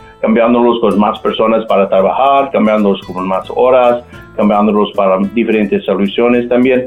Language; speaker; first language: Spanish; non-native, local second language; English